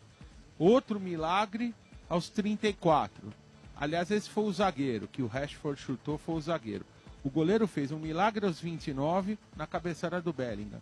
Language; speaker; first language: Portuguese; native; Portuguese